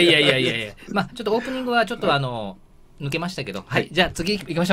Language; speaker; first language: Japanese; native; Japanese